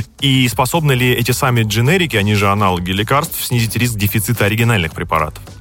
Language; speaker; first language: Russian; native; Russian